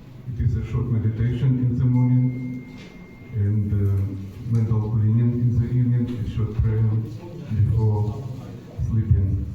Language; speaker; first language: English; non-native, learner; Ukrainian